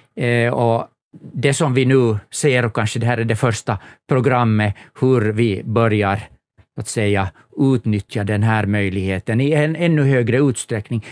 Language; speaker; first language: Swedish; native; Swedish